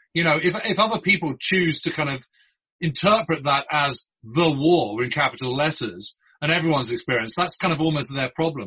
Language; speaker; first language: English; native; English